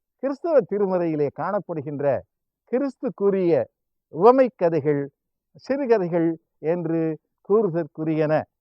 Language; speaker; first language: Tamil; native; Tamil